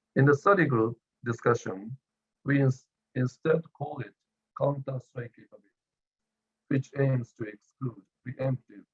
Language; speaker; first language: English; non-native, fluent; Japanese